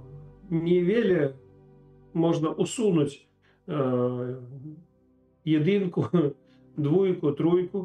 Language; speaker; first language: Polish; non-native, learner; Ukrainian